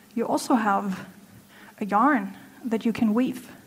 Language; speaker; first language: English; non-native, fluent; German